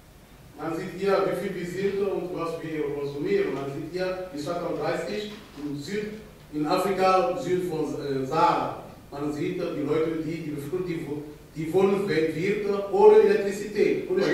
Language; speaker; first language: German; non-native, fluent; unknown